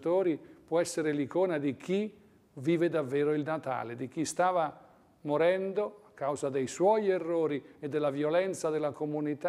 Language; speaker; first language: Italian; native; Italian